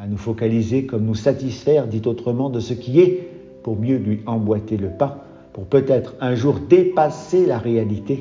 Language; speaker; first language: French; native; French